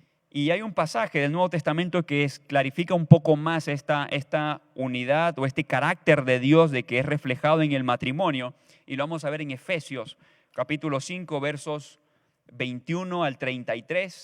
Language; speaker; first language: Spanish; native; Spanish